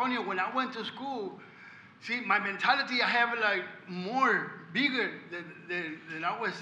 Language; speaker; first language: English; non-native, learner; Spanish